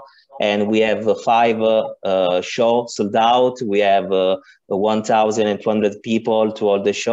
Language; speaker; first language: English; non-native, learner; Italian